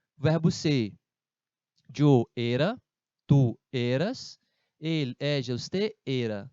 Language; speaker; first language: Spanish; non-native, fluent; Portuguese